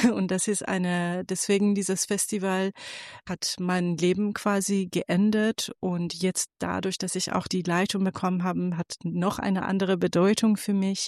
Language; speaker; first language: German; non-native, fluent; Persian